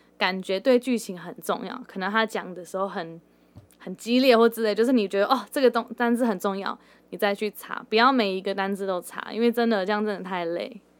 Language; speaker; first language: Chinese; early bilingual, heritage; Chinese